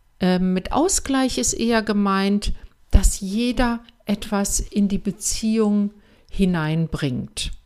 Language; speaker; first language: German; native; German